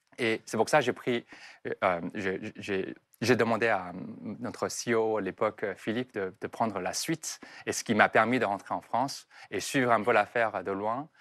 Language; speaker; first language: French; non-native, fluent; Chinese